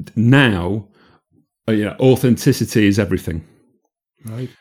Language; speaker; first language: English; native; English